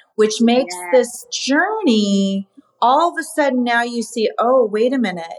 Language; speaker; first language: English; native; English